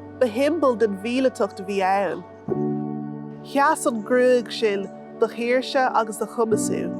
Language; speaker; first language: Irish; non-native, local second language; English